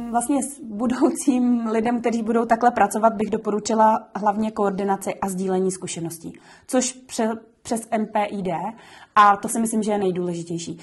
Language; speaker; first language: Czech; native; Czech